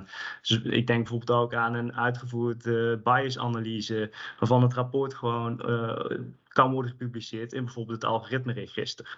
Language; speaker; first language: Dutch; native; Dutch